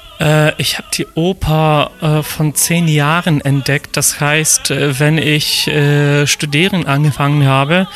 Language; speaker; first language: German; non-native, fluent; Polish